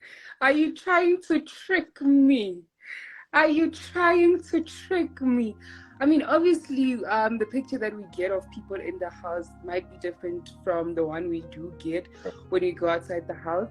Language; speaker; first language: English; non-native, local second language; Tswana